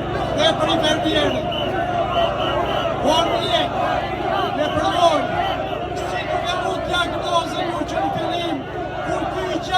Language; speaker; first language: Albanian; native; Albanian